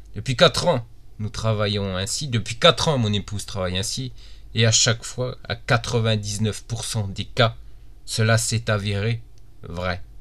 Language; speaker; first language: French; native; French